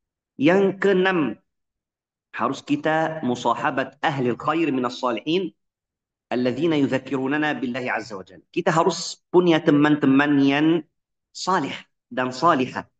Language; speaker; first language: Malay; non-native, fluent; Arabic